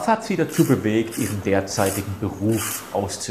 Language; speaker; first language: German; native; German